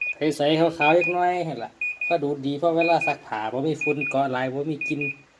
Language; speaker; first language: Thai; native; Thai